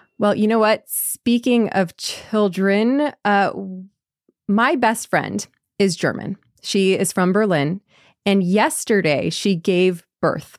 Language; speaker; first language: English; native; English